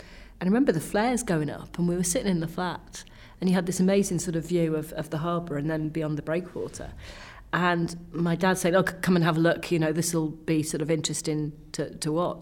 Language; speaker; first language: English; native; English